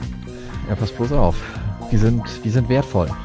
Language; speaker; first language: German; native; German